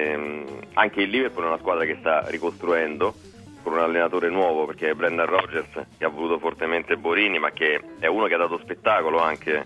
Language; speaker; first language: Italian; native; Italian